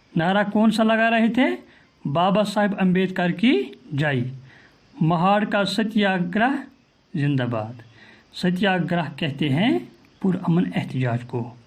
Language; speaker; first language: Urdu; native; Urdu